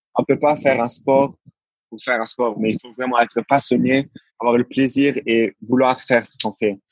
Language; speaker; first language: French; non-native, local second language; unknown